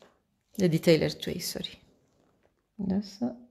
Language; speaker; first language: Dutch; non-native, fluent; Spanish